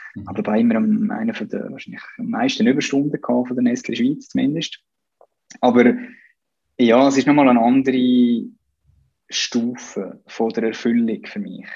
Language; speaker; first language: German; native; German